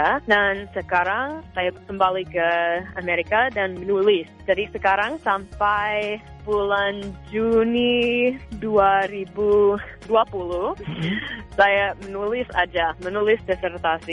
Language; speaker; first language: Indonesian; non-native, fluent; English